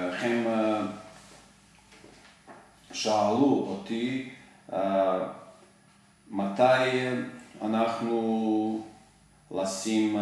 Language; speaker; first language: Hebrew; non-native, learner; Serbian